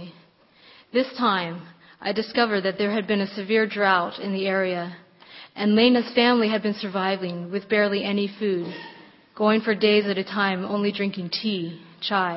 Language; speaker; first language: English; native; English